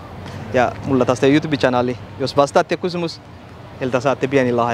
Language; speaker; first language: Finnish; non-native, learner; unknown